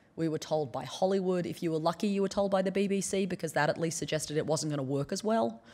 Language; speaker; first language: English; native; English